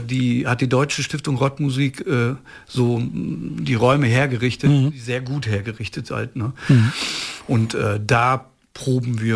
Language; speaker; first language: German; native; German